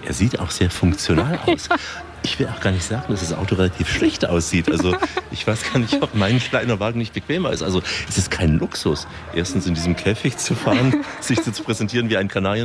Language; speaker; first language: German; native; German